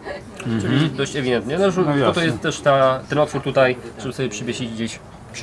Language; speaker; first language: Polish; native; Polish